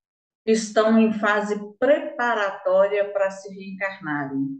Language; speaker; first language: Portuguese; native; Portuguese